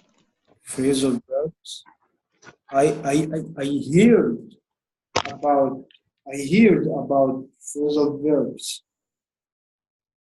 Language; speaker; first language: English; non-native, learner; Arabic